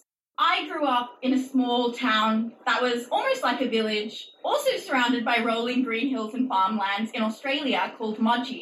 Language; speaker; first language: English; native; English